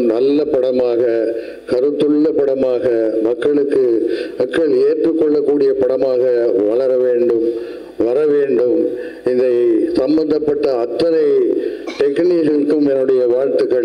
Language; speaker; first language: Tamil; native; Tamil